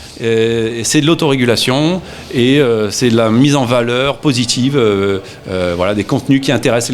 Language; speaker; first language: French; native; French